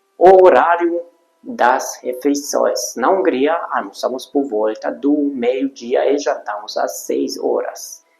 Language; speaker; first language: Portuguese; non-native, fluent; Hungarian